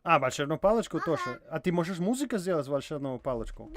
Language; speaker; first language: Russian; non-native, learner; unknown